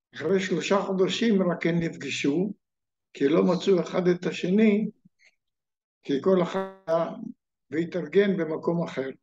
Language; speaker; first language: Hebrew; native; Hebrew